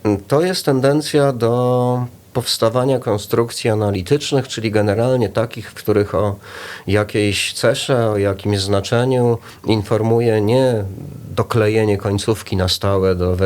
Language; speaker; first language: Polish; native; Polish